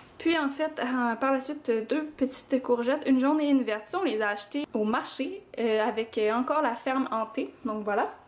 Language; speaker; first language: French; native; French